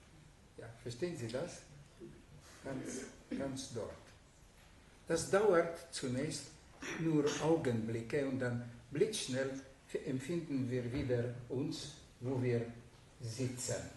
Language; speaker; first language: German; non-native, fluent; Hungarian